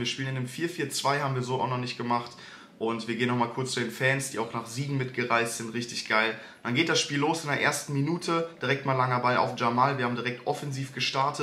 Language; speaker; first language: German; native; German